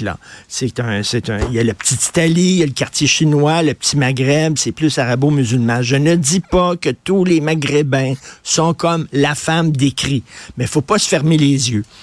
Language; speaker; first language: French; native; French